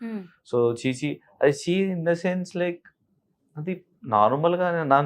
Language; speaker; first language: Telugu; non-native, learner; Hindi